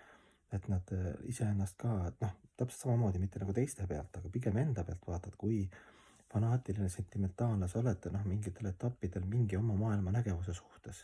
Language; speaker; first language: Estonian; native; Estonian